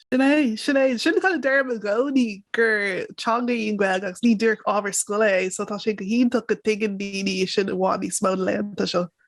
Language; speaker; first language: Irish; non-native, local second language; English